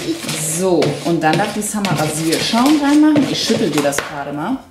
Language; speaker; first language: German; native; German